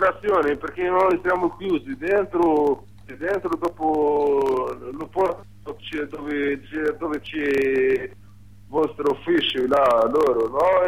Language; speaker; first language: Italian; non-native, learner; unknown